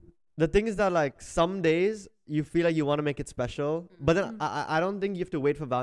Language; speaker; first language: English; non-native, local second language; Hindi